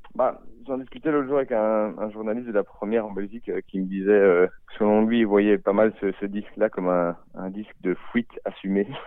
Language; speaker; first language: French; native; French